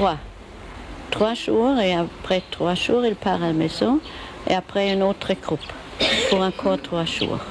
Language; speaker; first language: French; non-native, learner; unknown